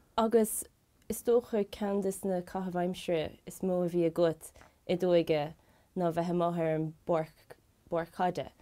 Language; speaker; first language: Irish; native; Irish